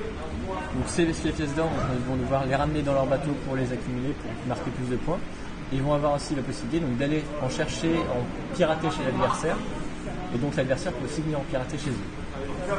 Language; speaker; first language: French; native; French